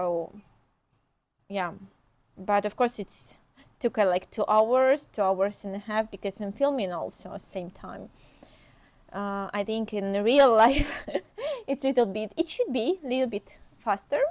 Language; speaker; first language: English; non-native, fluent; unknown